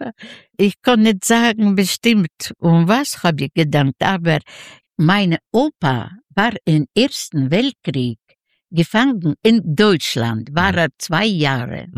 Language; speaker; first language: German; non-native, learner; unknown